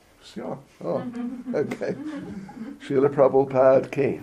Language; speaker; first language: Russian; non-native, learner; English